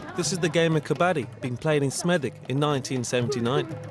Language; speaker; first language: English; native; English